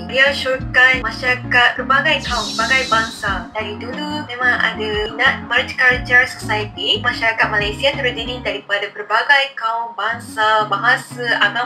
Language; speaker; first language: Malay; non-native, fluent; Japanese